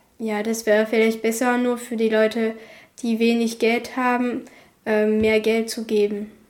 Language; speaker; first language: German; non-native, fluent; French